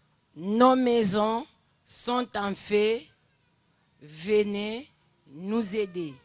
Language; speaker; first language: French; non-native, learner; Lingala